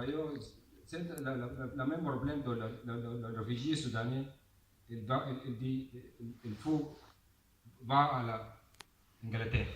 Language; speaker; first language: French; non-native, learner; Arabic